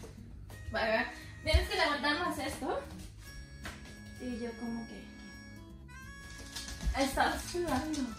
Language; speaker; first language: Spanish; early bilingual, heritage; Spanish